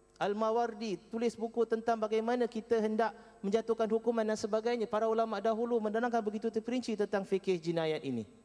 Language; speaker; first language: Malay; native; Malay